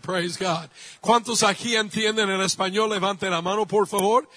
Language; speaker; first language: Spanish; non-native, fluent; English